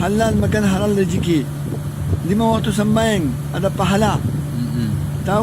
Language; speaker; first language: Indonesian; non-native, learner; Urdu